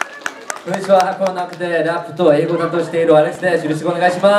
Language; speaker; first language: Japanese; non-native, learner; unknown